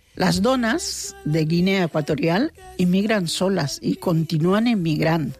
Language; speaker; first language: Catalan; non-native, fluent; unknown